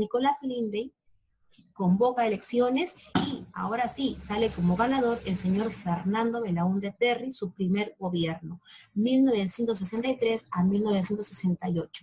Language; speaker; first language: Spanish; native; Spanish